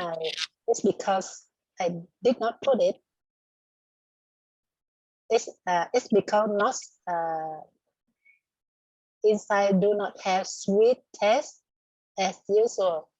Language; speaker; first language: English; non-native, learner; Vietnamese